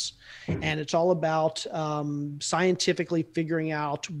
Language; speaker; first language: English; native; English